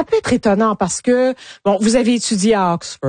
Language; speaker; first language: French; native; French